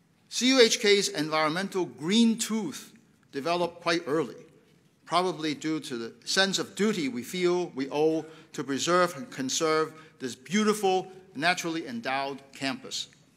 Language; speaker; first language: English; non-native, local second language; Cantonese